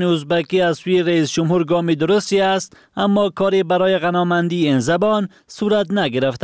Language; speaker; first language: Persian; native; Persian